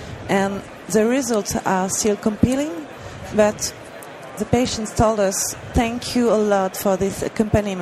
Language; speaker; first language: English; non-native, learner; French